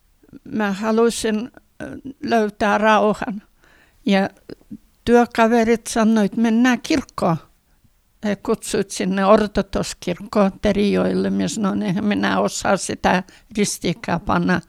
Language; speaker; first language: Finnish; early bilingual, heritage; Finnish